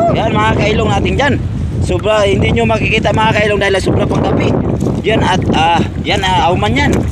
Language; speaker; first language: Filipino; non-native, local second language; Cebuano